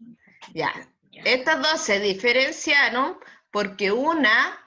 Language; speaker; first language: Spanish; native; Spanish